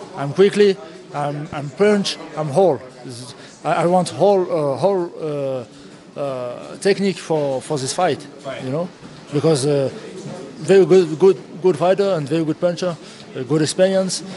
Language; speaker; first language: English; non-native, learner; Russian